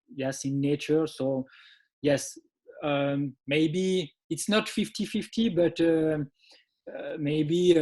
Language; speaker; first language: English; non-native, learner; French